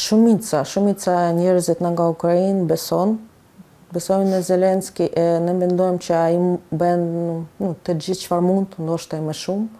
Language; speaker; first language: Albanian; non-native, learner; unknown